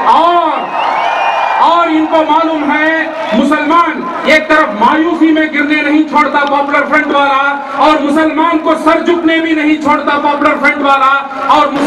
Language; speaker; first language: Urdu; native; Urdu